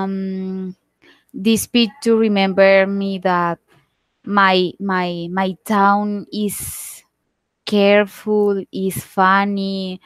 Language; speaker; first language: English; non-native, learner; Spanish